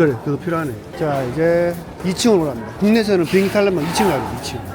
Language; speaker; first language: Korean; native; Korean